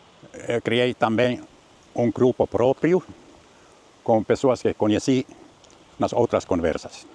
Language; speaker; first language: Portuguese; non-native, learner; Finnish